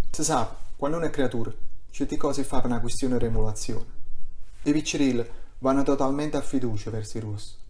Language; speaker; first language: Italian; non-native, local second language; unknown